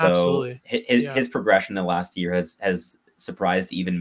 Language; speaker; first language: English; native; English